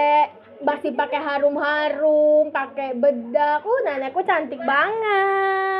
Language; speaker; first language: Indonesian; native; Indonesian